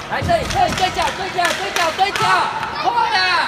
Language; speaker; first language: Chinese; native; Chinese